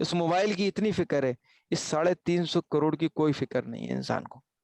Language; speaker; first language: Hindi; native; Hindi